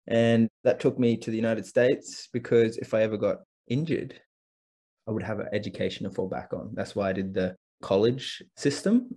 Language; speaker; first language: English; native; English